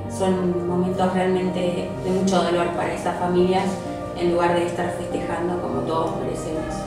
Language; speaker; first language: Spanish; native; Spanish